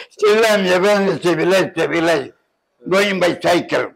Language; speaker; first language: English; non-native, local second language; Tamil